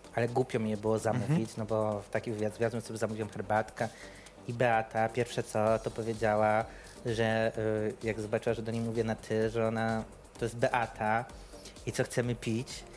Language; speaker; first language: Polish; native; Polish